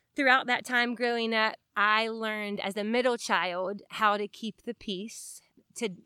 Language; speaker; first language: English; native; English